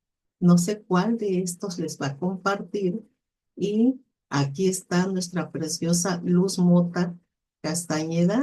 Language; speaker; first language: Spanish; native; Spanish